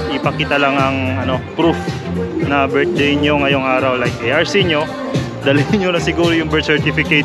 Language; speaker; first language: Filipino; native; Filipino